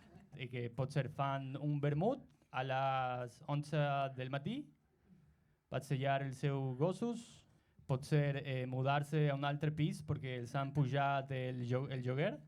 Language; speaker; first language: Catalan; non-native, learner; Spanish